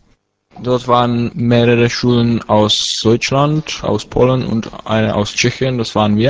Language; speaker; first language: German; non-native, fluent; Czech